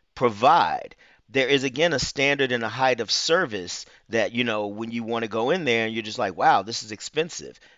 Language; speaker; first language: English; native; English